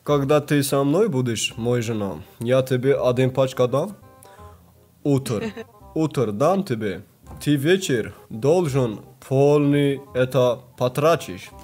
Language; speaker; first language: Russian; non-native, learner; Tajik